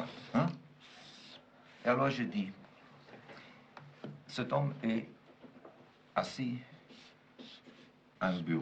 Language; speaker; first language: French; non-native, fluent; German